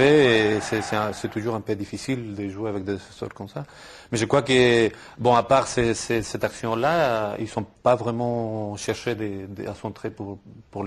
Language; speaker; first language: French; non-native, fluent; Spanish